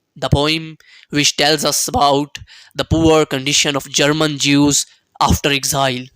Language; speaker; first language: English; non-native, local second language; Urdu